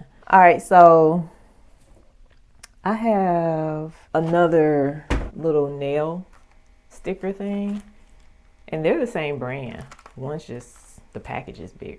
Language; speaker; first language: English; native; English